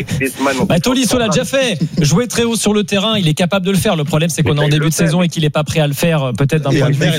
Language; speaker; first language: French; native; French